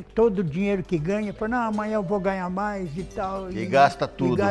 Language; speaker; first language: Portuguese; native; Portuguese